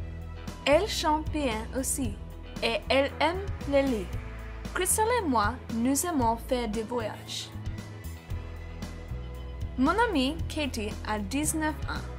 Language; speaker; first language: French; non-native, learner; English